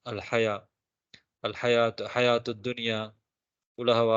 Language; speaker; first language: Arabic; non-native, fluent; Tamil